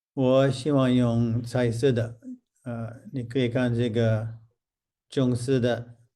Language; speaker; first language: Chinese; non-native, fluent; English